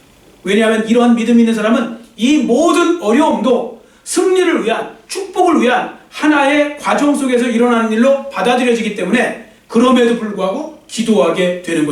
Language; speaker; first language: Korean; native; Korean